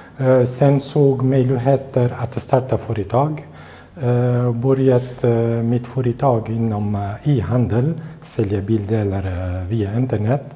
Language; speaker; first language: Swedish; non-native, fluent; Arabic